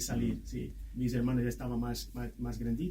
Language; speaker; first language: Spanish; non-native, fluent; Portuguese